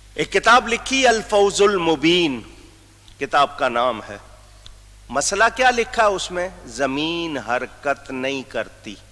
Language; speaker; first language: Urdu; native; Urdu